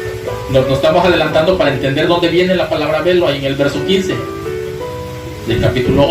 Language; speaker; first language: Spanish; native; Spanish